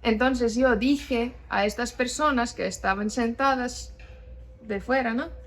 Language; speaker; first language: Spanish; non-native, fluent; Estonian